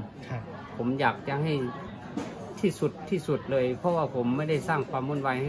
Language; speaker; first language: Thai; native; Thai